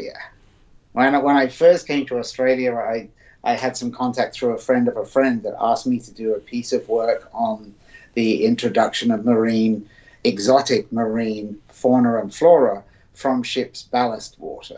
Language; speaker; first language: English; native; English